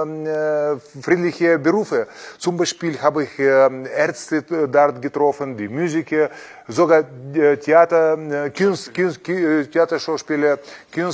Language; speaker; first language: German; non-native, fluent; Russian